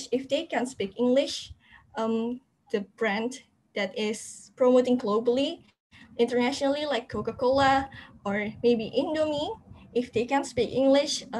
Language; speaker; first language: English; non-native, fluent; Indonesian